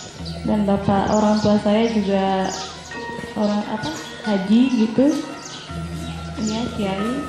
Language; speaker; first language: Indonesian; non-native, local second language; Sasak